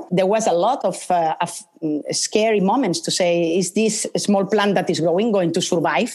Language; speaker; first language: English; non-native, fluent; Spanish